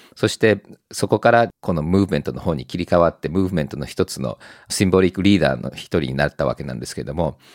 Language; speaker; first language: Japanese; native; Japanese